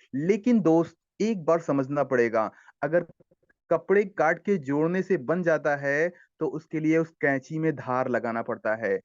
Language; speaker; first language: Hindi; native; Hindi